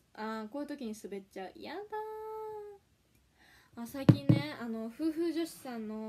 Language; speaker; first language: Japanese; native; Japanese